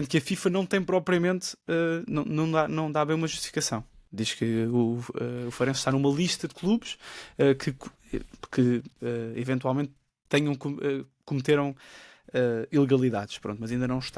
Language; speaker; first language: Portuguese; native; Portuguese